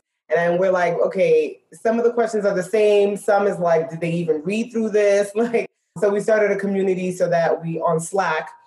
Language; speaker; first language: English; native; English